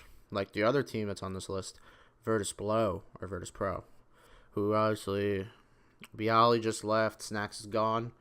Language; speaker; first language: English; native; English